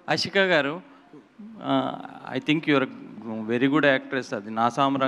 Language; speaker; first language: Telugu; native; Telugu